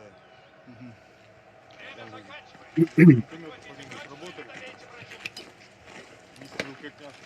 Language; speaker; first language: Russian; native; Russian